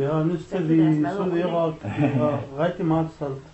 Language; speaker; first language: Danish; non-native, learner; Arabic